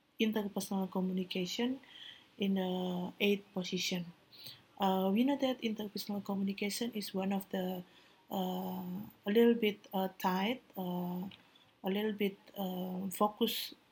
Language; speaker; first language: English; non-native, learner; Indonesian